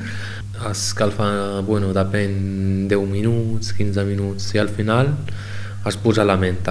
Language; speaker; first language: Catalan; non-native, learner; Arabic